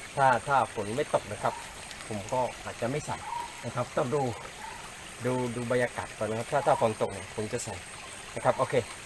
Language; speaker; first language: Thai; non-native, local second language; Pattani Malay